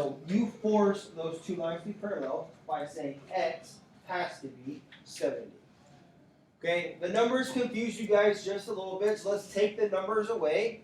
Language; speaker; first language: English; native; English